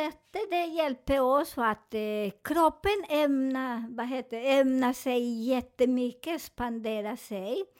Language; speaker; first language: Swedish; non-native, learner; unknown